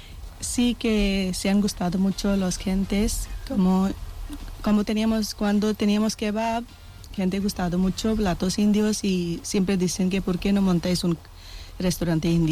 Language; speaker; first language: Spanish; non-native, learner; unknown